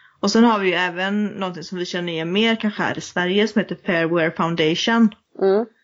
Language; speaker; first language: Swedish; native; Swedish